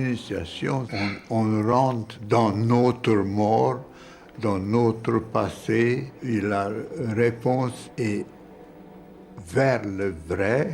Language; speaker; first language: French; non-native, fluent; Hungarian